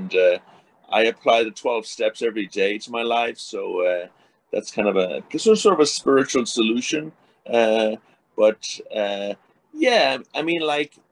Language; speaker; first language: English; native; English